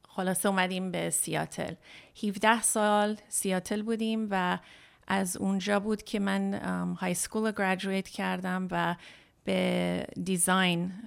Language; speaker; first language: Persian; early bilingual, heritage; Persian